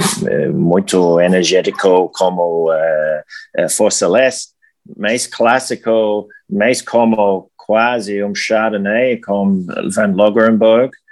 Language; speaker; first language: Portuguese; non-native, learner; English